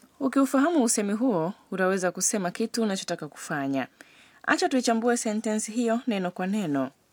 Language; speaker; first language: Swahili; native; Swahili